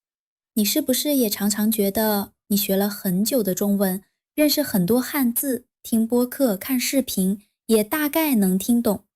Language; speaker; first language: Chinese; non-native, fluent; Vietnamese